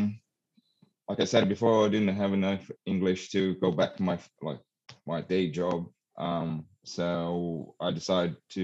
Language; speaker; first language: English; non-native, fluent; Portuguese